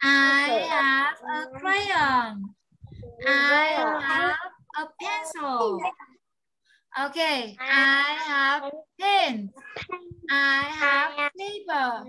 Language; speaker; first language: English; non-native, learner; Vietnamese